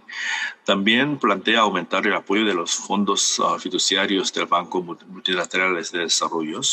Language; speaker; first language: Spanish; non-native, fluent; Korean